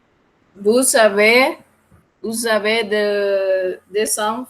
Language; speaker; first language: French; non-native, learner; Spanish